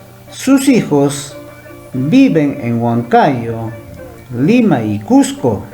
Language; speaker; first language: Spanish; non-native, local second language; Quechua